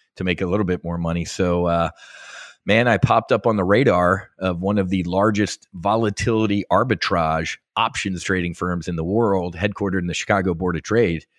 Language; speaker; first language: English; native; English